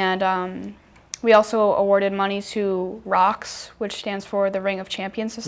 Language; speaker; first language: English; native; English